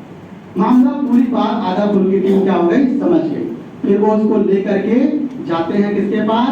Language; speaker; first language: Hindi; native; Hindi